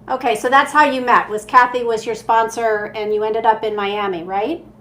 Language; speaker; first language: English; native; English